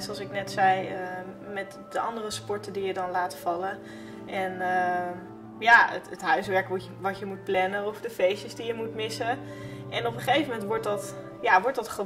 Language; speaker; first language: Dutch; native; Dutch